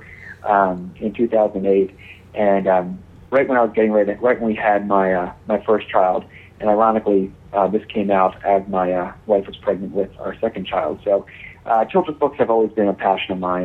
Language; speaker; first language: English; native; English